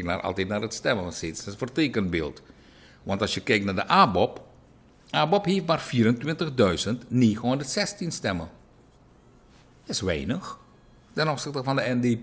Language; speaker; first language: Dutch; native; Dutch